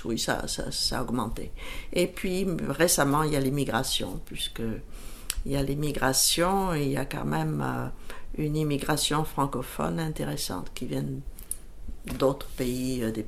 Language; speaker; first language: French; native; French